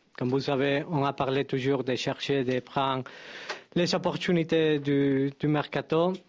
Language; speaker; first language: French; non-native, fluent; Spanish